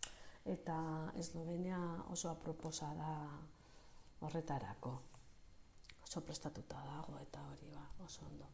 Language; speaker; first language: Basque; non-native, local second language; Spanish